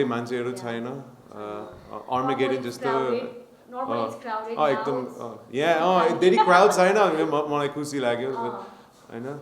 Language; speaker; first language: Nepali; non-native, learner; English